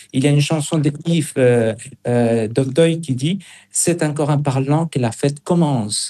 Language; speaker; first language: French; non-native, fluent; Spanish